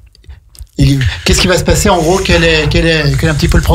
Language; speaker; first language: French; native; French